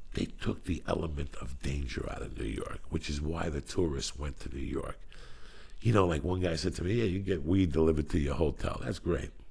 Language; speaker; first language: English; native; English